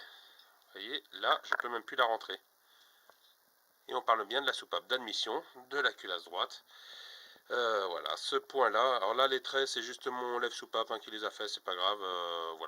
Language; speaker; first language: French; native; French